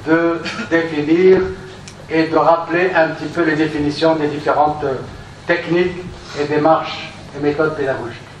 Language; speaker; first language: French; non-native, local second language; Arabic